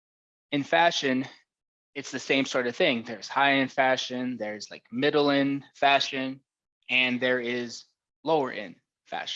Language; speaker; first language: English; native; English